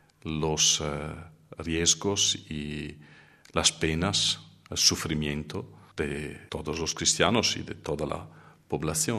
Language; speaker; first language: Spanish; non-native, fluent; Italian